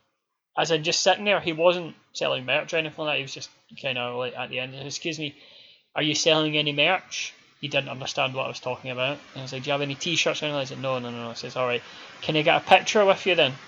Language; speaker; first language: English; native; English